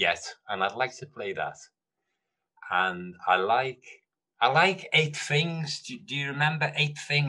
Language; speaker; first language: English; native; English